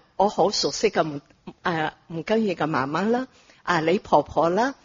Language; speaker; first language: Cantonese; non-native, fluent; Chinese